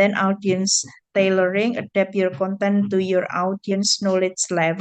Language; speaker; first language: English; non-native, fluent; Indonesian